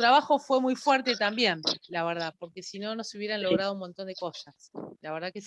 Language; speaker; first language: Spanish; native; Spanish